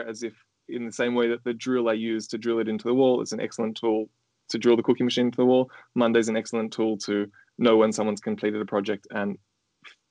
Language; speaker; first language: English; native; English